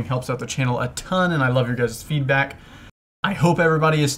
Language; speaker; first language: English; native; English